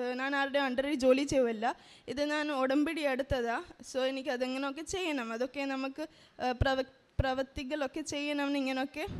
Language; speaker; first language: Malayalam; early bilingual, heritage; Malayalam